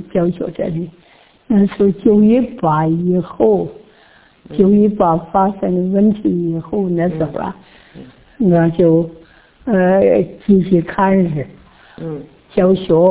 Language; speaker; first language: Chinese; native; Chinese